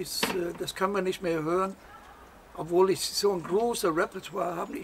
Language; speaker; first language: German; non-native, fluent; English